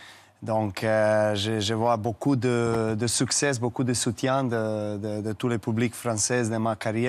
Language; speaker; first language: French; non-native, learner; Serbian